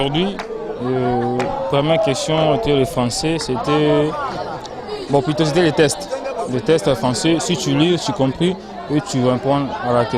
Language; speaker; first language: French; non-native, local second language; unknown